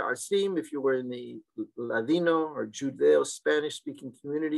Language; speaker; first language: English; native; English